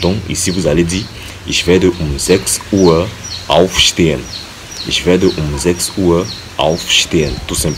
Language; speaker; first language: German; non-native, learner; French